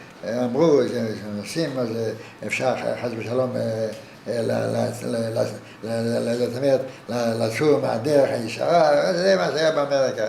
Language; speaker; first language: Hebrew; non-native, fluent; Yiddish